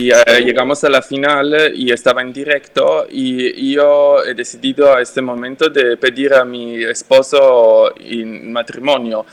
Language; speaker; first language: Spanish; non-native, fluent; French